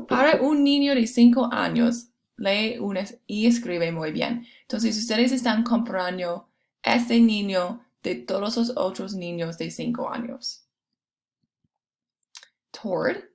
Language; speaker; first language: Spanish; non-native, fluent; English